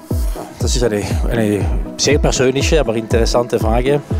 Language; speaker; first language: German; non-native, local second language; French